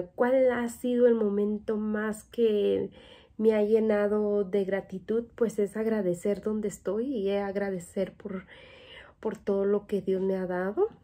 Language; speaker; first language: Spanish; native; Spanish